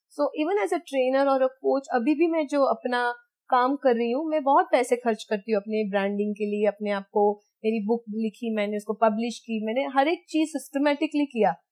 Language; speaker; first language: Hindi; non-native, local second language; Gujarati